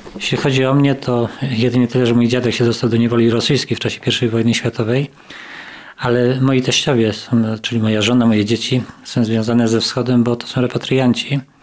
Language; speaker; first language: Polish; native; Polish